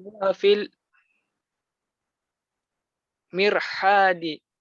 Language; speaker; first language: Arabic; non-native, learner; Indonesian